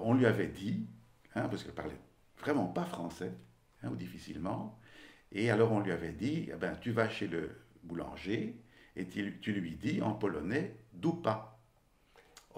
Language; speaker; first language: French; native; French